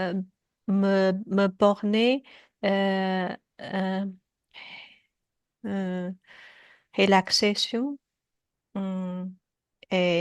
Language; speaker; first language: French; non-native, learner; Chinese